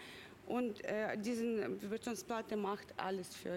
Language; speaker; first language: German; non-native, fluent; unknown